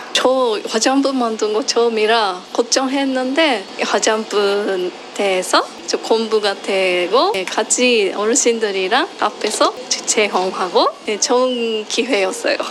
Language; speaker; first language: Korean; non-native, learner; Japanese